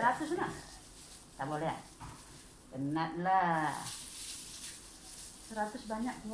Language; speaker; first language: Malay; non-native, learner; Indonesian